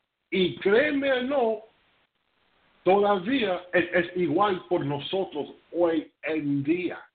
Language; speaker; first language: Spanish; non-native, fluent; English